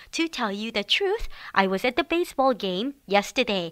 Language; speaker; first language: English; non-native, fluent; Korean